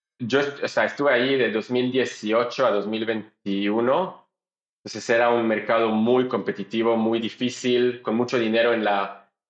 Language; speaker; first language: Spanish; non-native, fluent; French